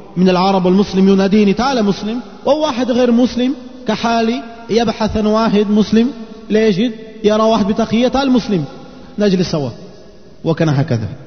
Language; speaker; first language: Arabic; non-native, fluent; Portuguese